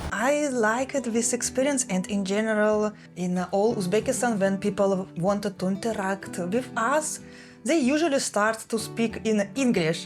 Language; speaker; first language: English; non-native, fluent; Russian